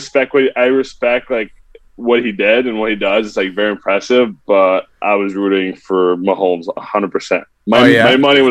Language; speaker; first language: English; non-native, fluent; French